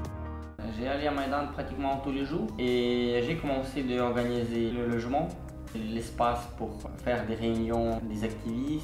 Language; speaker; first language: French; non-native, learner; Ukrainian